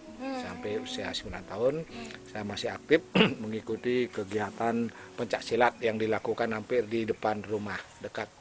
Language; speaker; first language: Indonesian; native; Indonesian